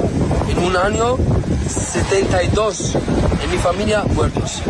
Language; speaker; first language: Spanish; non-native, learner; Arabic